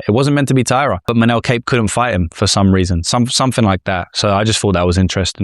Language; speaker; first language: English; native; English